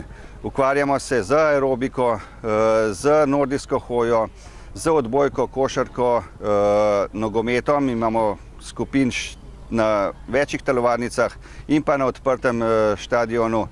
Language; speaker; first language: Slovenian; native; Slovenian